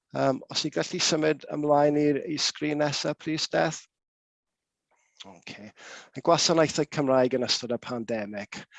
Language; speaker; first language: Welsh; non-native, local second language; English